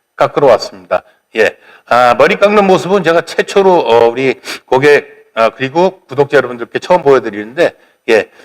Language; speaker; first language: Korean; native; Korean